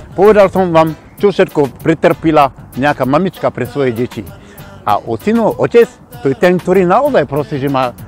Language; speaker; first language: Slovak; non-native, fluent; Bambara